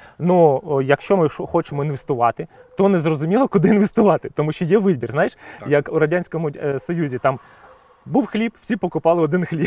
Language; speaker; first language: Ukrainian; non-native, local second language; Russian